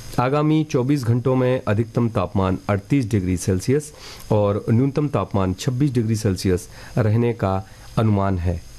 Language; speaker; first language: Hindi; native; Hindi